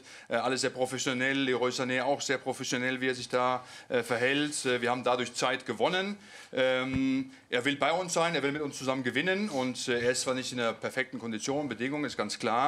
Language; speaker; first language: German; native; German